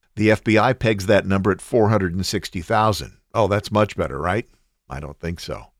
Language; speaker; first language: English; native; English